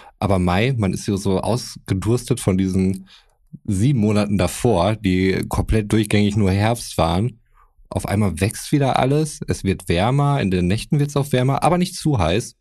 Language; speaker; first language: German; native; German